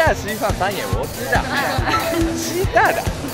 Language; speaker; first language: Chinese; non-native, learner; Japanese